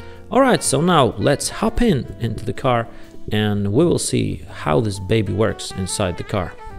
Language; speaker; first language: English; non-native, fluent; Polish